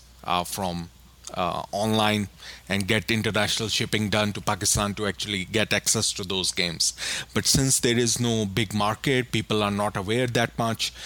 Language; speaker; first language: English; non-native, local second language; Urdu